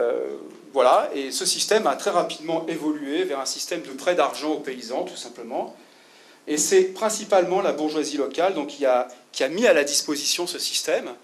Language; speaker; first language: French; native; French